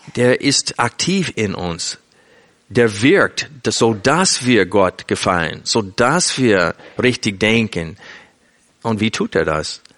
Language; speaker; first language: German; non-native, fluent; English